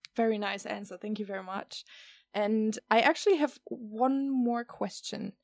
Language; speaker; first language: English; non-native, fluent; German